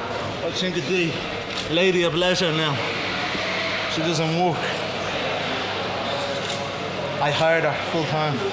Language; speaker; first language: English; native; English